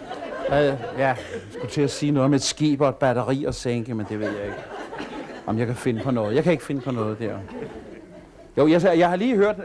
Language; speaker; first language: Danish; native; Danish